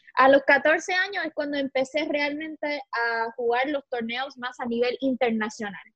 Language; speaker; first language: Spanish; native; Spanish